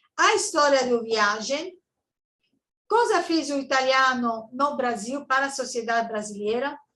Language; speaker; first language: Portuguese; non-native, learner; Italian